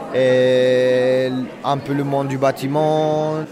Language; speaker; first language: French; non-native, fluent; Spanish